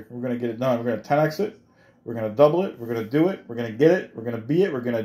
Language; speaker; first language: English; native; English